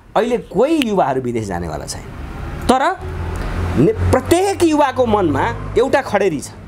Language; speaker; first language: Nepali; native; Nepali